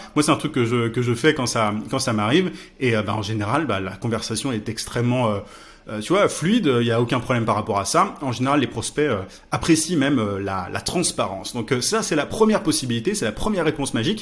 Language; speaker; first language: French; native; French